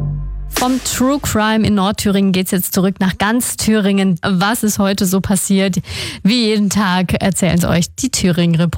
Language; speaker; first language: German; native; German